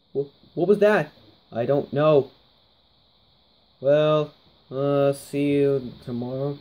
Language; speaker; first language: English; native; English